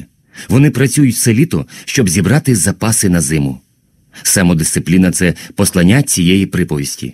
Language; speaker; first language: Ukrainian; native; Ukrainian